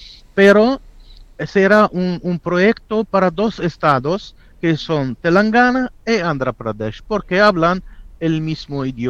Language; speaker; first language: Spanish; non-native, fluent; Italian